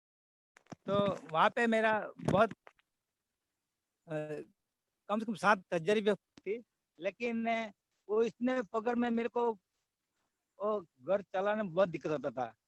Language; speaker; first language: Hindi; non-native, local second language; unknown